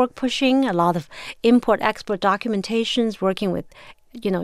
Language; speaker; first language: English; non-native, fluent; Chinese